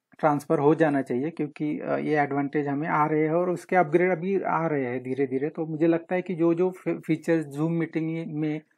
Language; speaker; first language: Hindi; non-native, local second language; Marathi